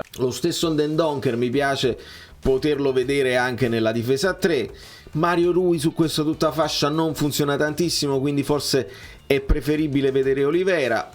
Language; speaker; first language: Italian; native; Italian